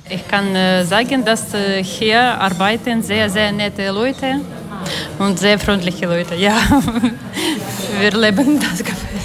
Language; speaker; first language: German; non-native, learner; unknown